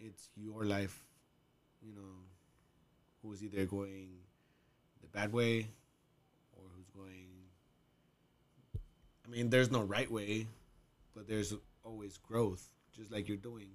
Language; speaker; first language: English; non-native, fluent; Spanish